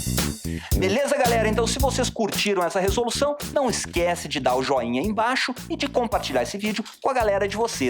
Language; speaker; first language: Portuguese; native; Portuguese